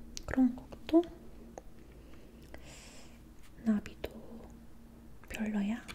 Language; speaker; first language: Korean; non-native, learner; English